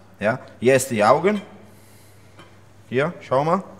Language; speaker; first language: German; non-native, learner; Italian